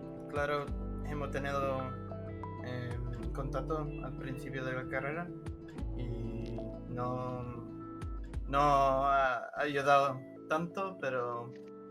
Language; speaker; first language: Spanish; non-native, learner; English